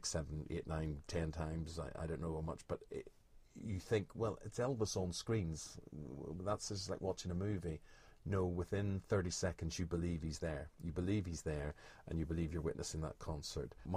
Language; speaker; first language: English; native; English